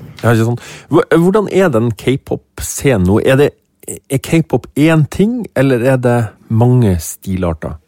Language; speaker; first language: Norwegian; native; Norwegian